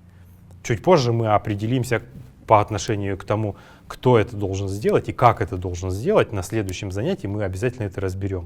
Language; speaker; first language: Russian; native; Russian